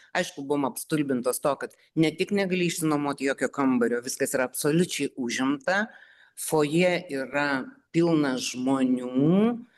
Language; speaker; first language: Lithuanian; native; Lithuanian